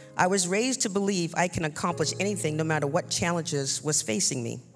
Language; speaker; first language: English; native; English